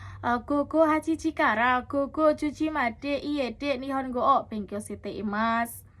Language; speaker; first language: Japanese; non-native, learner; Indonesian